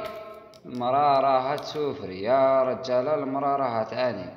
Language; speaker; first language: Arabic; native; Arabic